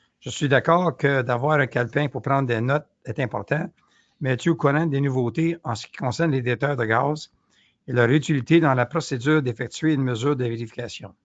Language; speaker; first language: French; native; French